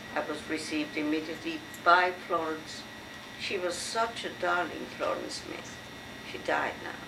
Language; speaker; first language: English; non-native, fluent; French